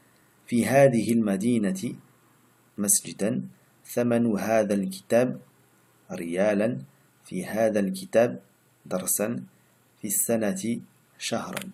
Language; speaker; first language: Arabic; non-native, fluent; French